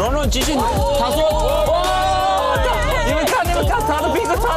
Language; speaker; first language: Chinese; non-native, fluent; Turkish